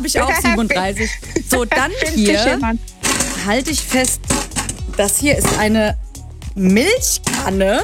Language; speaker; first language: German; native; German